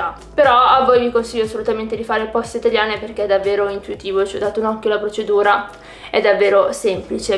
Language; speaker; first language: Italian; native; Italian